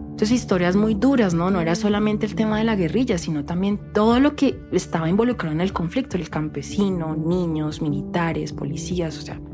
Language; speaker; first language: Spanish; native; Spanish